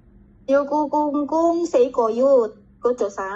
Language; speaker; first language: Chinese; non-native, learner; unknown